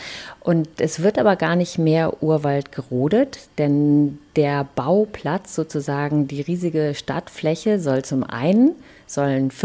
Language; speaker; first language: German; native; German